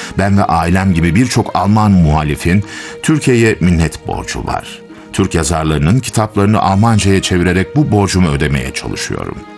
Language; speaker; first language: Turkish; native; Turkish